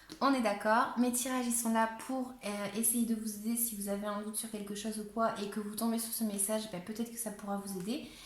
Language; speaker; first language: French; non-native, fluent; Spanish